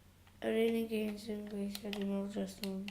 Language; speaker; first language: Welsh; non-native, local second language; English